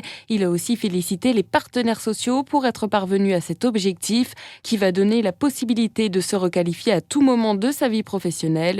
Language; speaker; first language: French; native; French